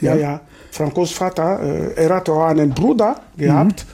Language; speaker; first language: German; non-native, learner; Lingala